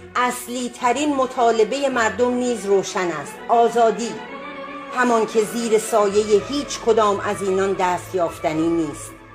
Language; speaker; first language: Persian; native; Persian